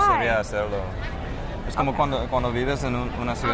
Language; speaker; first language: Spanish; non-native, fluent; English